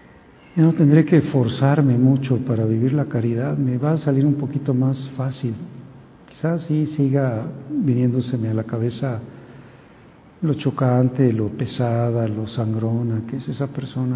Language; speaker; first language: Spanish; native; Spanish